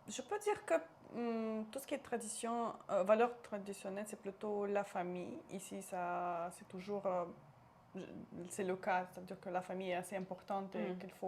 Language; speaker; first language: French; non-native, local second language; Romanian